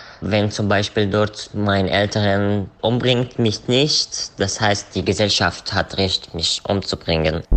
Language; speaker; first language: German; non-native, learner; Arabic